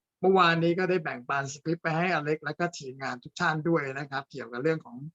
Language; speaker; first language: Thai; native; Thai